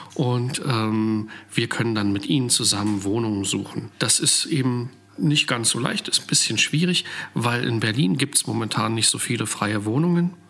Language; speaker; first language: German; native; German